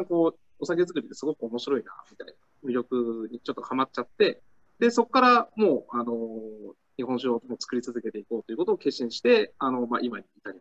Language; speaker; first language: Japanese; native; Japanese